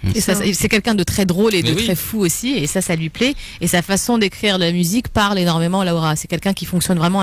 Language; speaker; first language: French; native; French